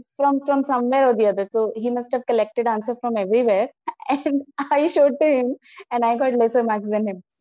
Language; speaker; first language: English; non-native, local second language; Hindi